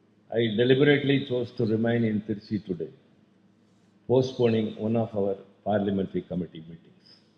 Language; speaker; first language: English; non-native, local second language; Tamil